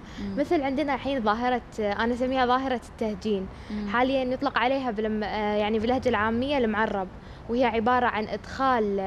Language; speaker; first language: Arabic; native; Arabic